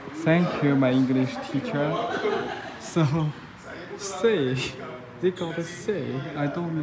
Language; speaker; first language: English; non-native, learner; Chinese